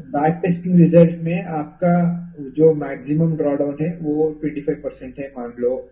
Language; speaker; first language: Hindi; non-native, local second language; Kannada